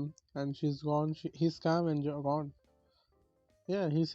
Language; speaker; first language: English; non-native, learner; Bangla